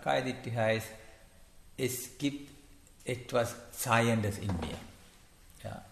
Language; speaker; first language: German; non-native, learner; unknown